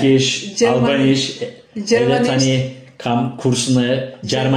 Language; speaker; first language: Albanian; non-native, learner; Turkish